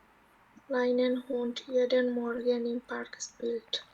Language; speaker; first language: German; non-native, learner; Bangla